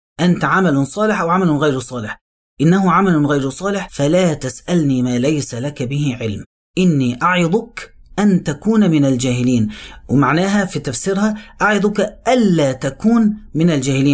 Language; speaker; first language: Arabic; native; Arabic